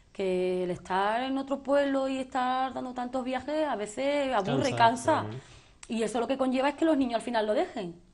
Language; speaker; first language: Spanish; native; Spanish